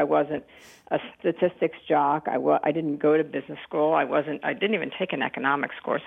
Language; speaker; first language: English; native; English